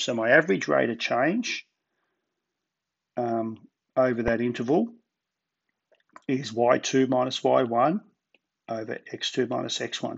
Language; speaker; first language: English; native; English